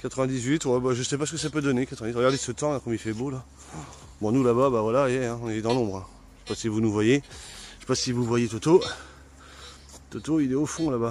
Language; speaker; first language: French; native; French